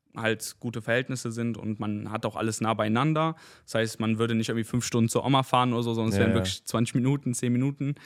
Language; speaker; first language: German; early bilingual, other home language; Spanish